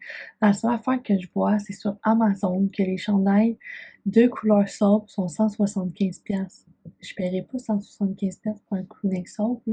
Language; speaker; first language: French; native; French